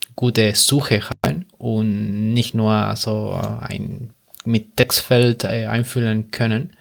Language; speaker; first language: German; non-native, fluent; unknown